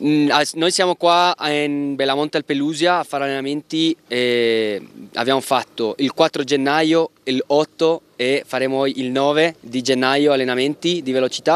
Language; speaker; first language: Italian; non-native, fluent; Spanish